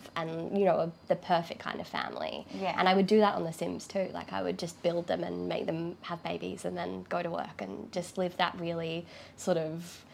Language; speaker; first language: English; native; English